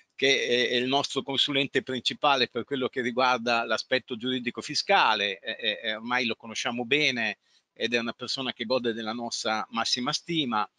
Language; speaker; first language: Italian; native; Italian